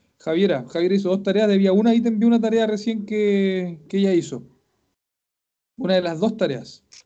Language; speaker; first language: Spanish; native; Spanish